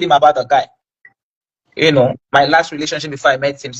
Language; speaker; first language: English; non-native, local second language; Igbo